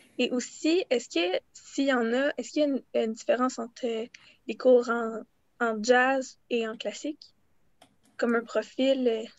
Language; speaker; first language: French; native; French